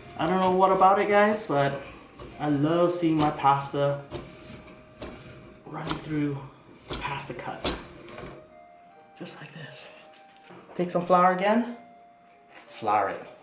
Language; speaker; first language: English; native; English